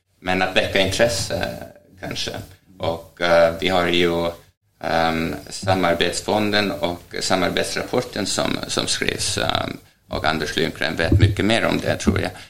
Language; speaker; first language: Swedish; non-native, fluent; Estonian